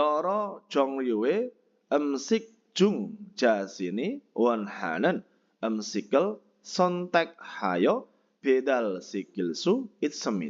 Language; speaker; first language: Korean; non-native, fluent; Indonesian